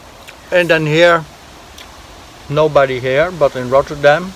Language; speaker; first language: English; non-native, learner; Dutch